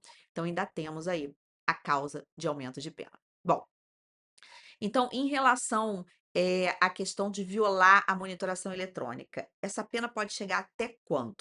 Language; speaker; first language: Portuguese; native; Portuguese